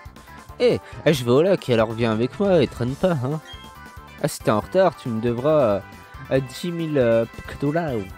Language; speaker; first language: French; native; French